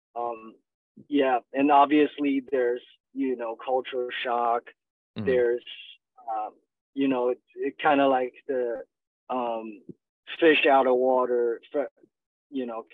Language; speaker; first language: English; non-native, fluent; Chinese